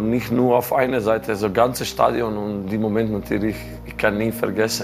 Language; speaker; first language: German; non-native, learner; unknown